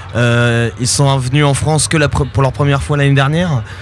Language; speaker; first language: French; native; French